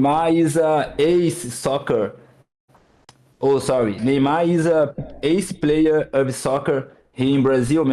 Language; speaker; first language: English; non-native, learner; Portuguese